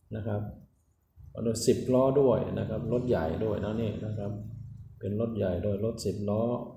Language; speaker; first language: Thai; non-native, local second language; Northeastern Thai